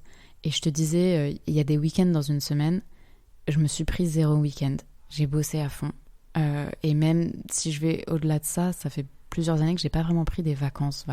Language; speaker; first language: French; native; French